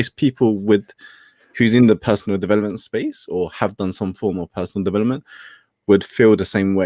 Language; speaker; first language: English; native; English